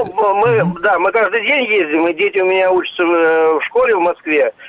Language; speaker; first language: Russian; native; Russian